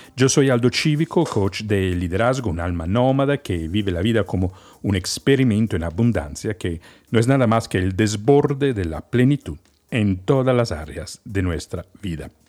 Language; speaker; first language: Spanish; non-native, fluent; Italian